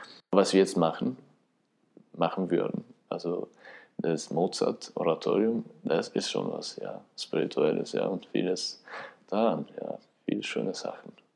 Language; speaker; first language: German; non-native, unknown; Albanian